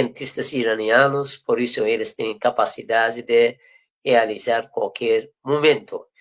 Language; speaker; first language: Portuguese; non-native, fluent; Persian